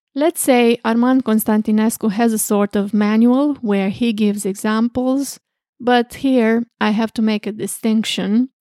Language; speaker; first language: English; non-native, fluent; Romanian